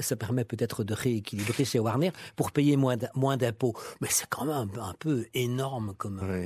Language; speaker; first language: French; native; French